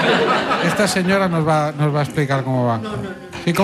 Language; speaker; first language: Spanish; native; Spanish